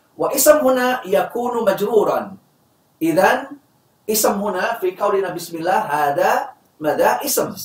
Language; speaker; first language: Arabic; non-native, fluent; Indonesian